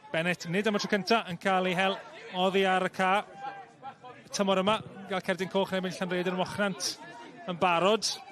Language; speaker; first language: Welsh; native; Welsh